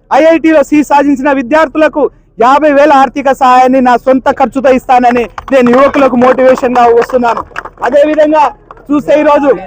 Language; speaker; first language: Telugu; native; Telugu